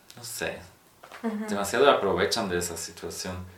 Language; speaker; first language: Spanish; non-native, fluent; Polish